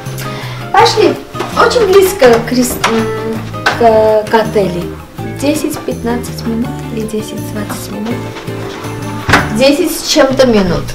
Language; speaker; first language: Russian; non-native, fluent; Armenian